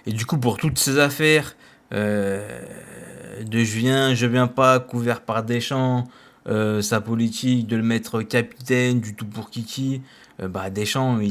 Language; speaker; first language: French; native; French